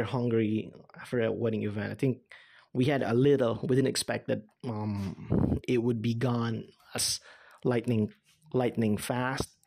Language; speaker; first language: English; non-native, local second language; Cebuano